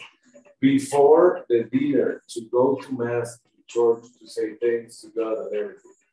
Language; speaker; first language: English; non-native, fluent; Spanish